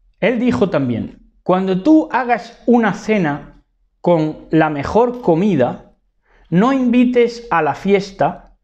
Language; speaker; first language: Spanish; native; Spanish